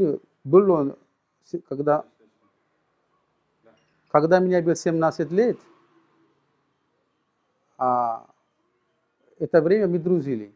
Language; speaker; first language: Russian; non-native, learner; Sinhala